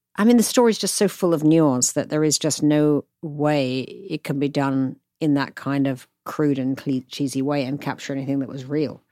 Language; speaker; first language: English; native; English